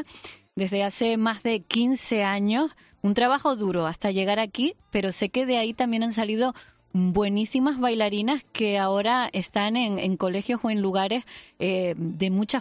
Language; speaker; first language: Spanish; native; Spanish